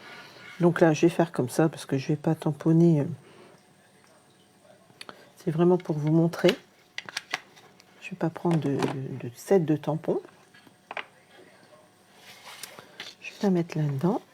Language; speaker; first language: French; native; French